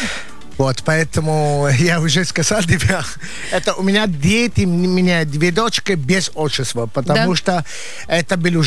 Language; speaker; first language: Russian; non-native, learner; Italian